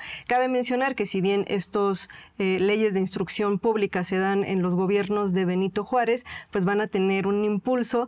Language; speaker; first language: Spanish; native; Spanish